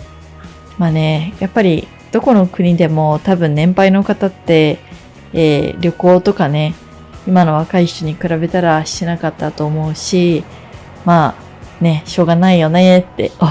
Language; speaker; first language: Japanese; native; Japanese